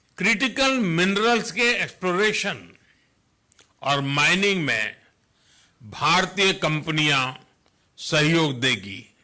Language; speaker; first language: Hindi; non-native, local second language; Gujarati